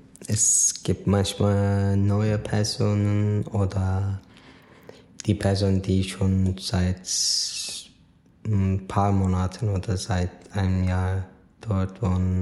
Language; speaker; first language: German; non-native, fluent; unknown